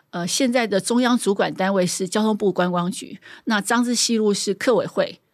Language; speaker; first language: Chinese; native; Chinese